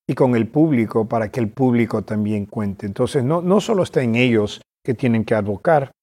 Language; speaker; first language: Spanish; early bilingual, heritage; Spanish